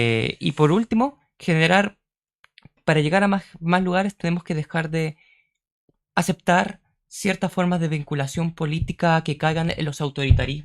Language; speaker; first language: Spanish; native; Spanish